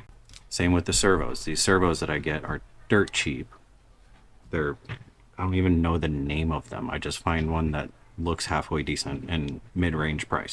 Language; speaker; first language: English; native; English